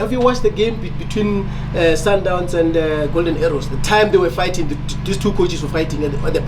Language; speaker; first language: English; non-native, local second language; Northern Sotho